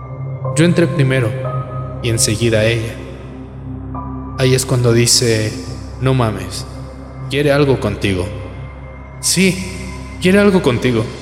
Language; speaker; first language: Spanish; native; Spanish